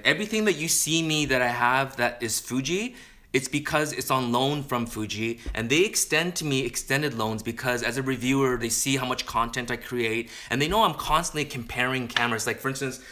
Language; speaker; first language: English; native; English